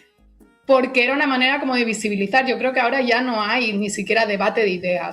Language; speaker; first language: Spanish; native; Spanish